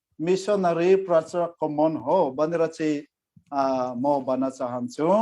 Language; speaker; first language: Nepali; non-native, fluent; Mizo